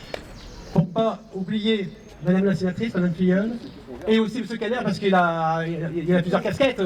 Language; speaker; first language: French; native; French